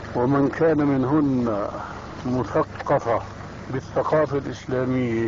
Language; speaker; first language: Arabic; early bilingual, other home language; Albanian